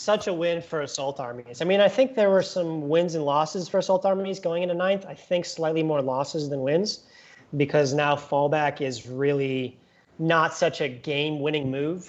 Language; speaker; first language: English; native; English